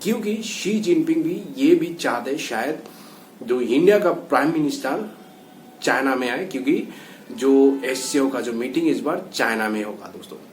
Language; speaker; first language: Hindi; non-native, local second language; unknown